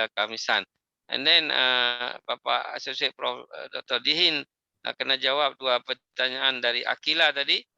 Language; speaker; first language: Malay; native; Malay